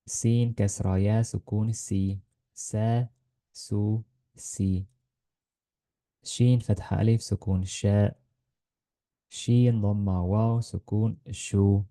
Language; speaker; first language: Arabic; non-native, fluent; Estonian